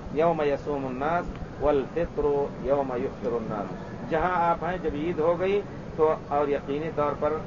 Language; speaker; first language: Urdu; native; Urdu